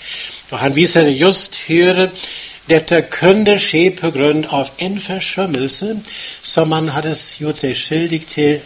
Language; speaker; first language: Swedish; non-native, fluent; German